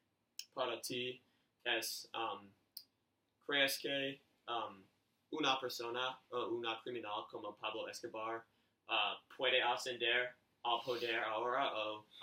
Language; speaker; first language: Spanish; non-native, learner; English